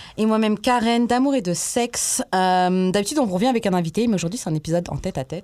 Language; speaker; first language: French; native; French